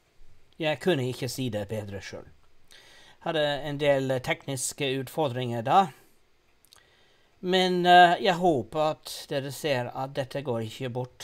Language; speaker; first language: Norwegian; non-native, fluent; English